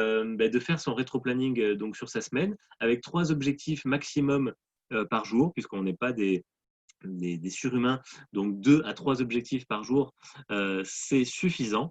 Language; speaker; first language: French; native; French